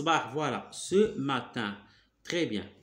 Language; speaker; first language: French; non-native, local second language; Arabic